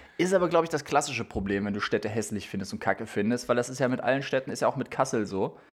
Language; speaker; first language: German; native; German